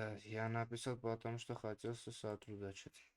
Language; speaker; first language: Russian; non-native, learner; Armenian